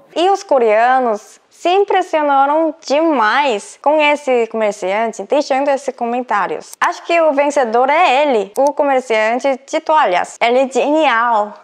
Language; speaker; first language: Portuguese; non-native, fluent; Korean